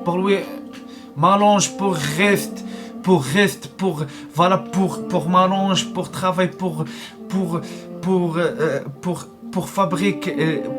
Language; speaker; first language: French; non-native, learner; Arabic